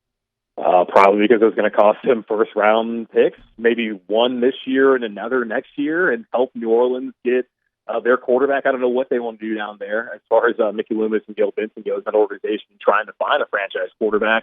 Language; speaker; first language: English; native; English